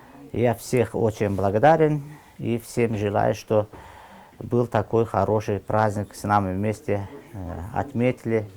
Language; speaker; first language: Russian; non-native, fluent; Azerbaijani